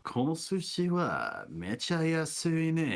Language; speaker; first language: Japanese; non-native, learner; English